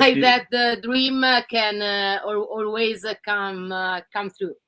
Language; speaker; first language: English; non-native, learner; Italian